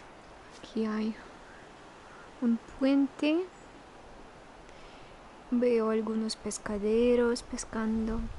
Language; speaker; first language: Spanish; non-native, fluent; Russian